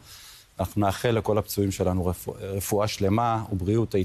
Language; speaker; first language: Hebrew; native; Hebrew